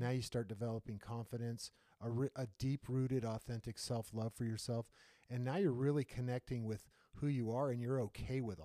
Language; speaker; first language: English; native; English